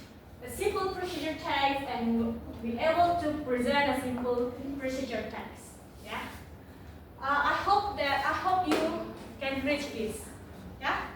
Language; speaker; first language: English; non-native, learner; Indonesian